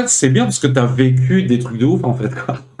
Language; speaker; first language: French; native; French